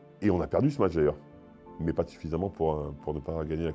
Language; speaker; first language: French; native; French